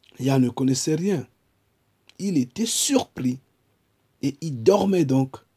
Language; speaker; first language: French; non-native, local second language; Kongo